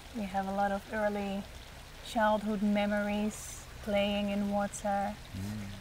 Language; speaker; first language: English; non-native, fluent; Dutch